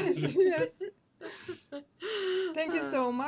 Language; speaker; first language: English; non-native, learner; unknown